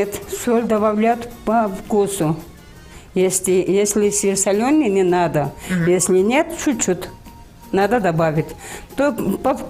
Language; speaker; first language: Russian; non-native, local second language; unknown